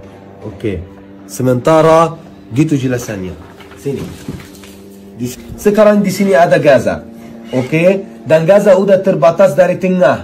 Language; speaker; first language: Indonesian; non-native, fluent; Arabic